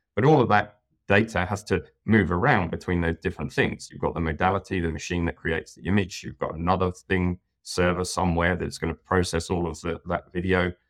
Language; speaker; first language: English; native; English